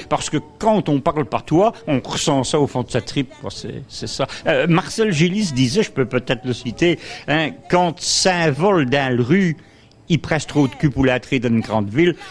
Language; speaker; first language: French; native; French